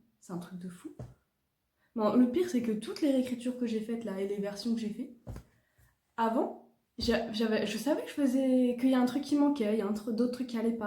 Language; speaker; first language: French; native; French